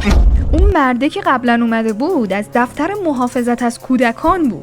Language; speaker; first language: Persian; native; Persian